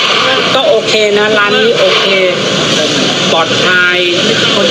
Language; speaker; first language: Thai; native; Thai